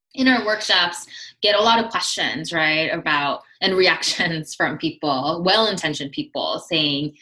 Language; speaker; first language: English; early bilingual, other home language; Korean